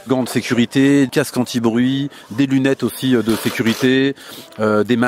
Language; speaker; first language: French; native; French